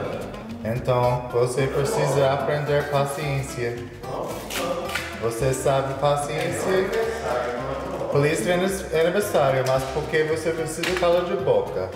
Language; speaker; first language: Portuguese; non-native, learner; English